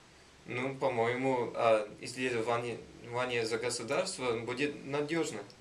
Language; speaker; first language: Russian; non-native, learner; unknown